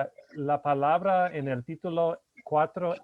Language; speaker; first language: Spanish; non-native, fluent; English